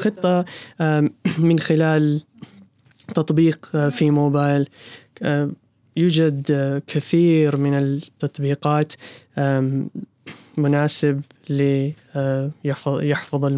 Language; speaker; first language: Arabic; non-native, learner; English